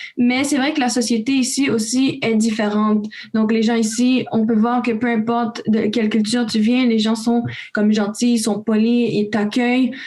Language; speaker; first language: French; early bilingual, other home language; Romanian